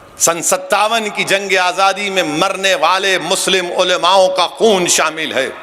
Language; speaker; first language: Urdu; native; Urdu